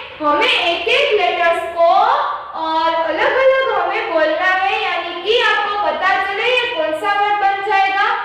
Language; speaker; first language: Hindi; non-native, local second language; Gujarati